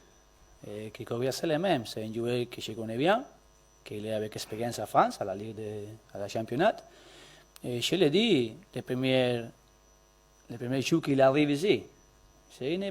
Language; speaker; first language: French; non-native, learner; Spanish